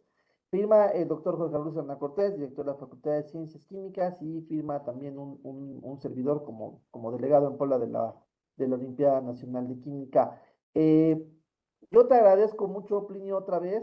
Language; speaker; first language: Spanish; native; Spanish